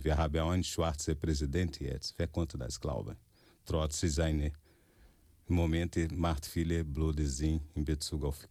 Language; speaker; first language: German; non-native, fluent; Portuguese